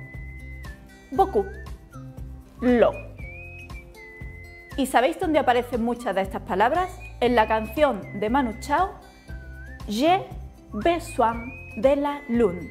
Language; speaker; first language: Spanish; native; Spanish